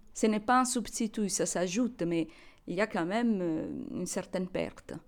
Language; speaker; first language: French; non-native, fluent; Italian